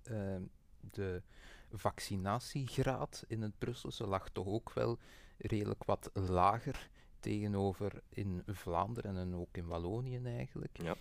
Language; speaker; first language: Dutch; native; Dutch